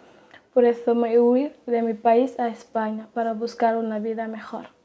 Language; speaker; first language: Spanish; non-native, learner; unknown